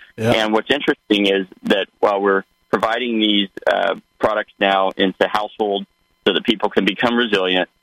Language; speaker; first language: English; native; English